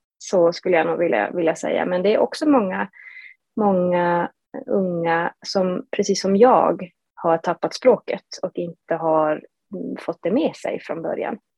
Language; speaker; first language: Swedish; native; Swedish